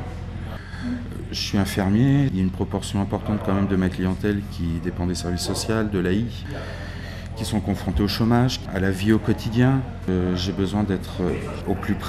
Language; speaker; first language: French; native; French